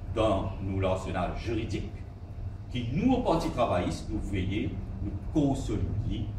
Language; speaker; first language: French; non-native, local second language; Morisyen